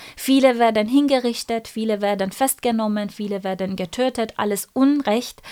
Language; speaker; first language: German; non-native, fluent; Persian